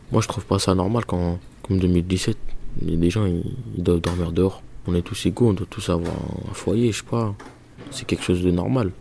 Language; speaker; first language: French; early bilingual, other home language; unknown